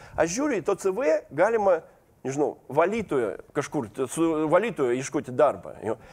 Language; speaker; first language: Lithuanian; non-native, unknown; Russian